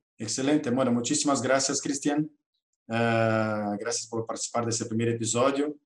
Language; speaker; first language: Spanish; non-native, fluent; Portuguese